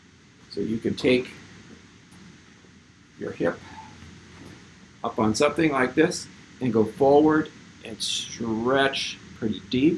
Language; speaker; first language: English; native; English